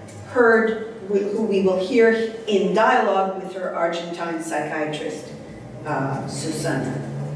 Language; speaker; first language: English; native; English